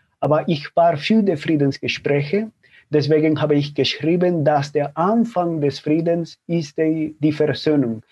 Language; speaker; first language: German; non-native, fluent; Spanish